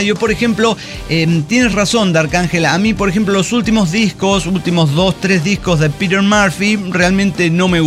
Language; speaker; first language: Spanish; native; Spanish